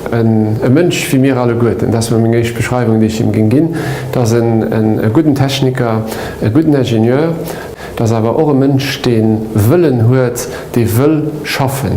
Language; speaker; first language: German; non-native, local second language; Luxembourgish